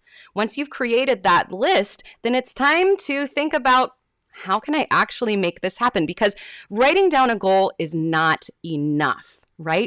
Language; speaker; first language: English; native; English